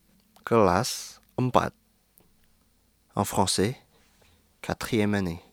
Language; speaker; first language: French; non-native, fluent; Indonesian